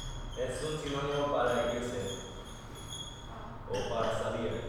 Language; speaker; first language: Spanish; non-native, learner; English